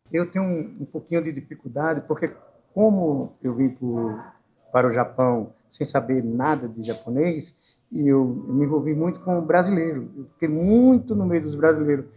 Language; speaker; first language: Portuguese; native; Portuguese